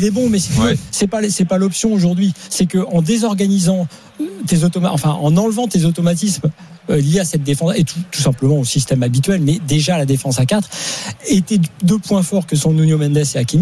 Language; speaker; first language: French; native; French